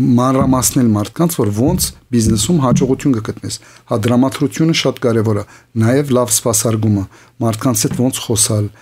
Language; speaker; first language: Armenian; early bilingual, heritage; Armenian